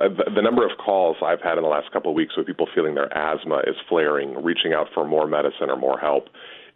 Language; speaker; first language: English; native; English